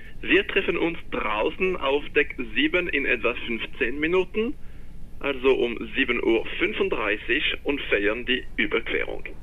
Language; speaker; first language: German; non-native, learner; Norwegian